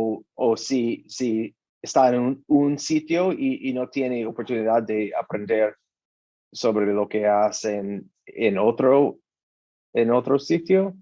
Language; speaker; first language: Spanish; non-native, learner; English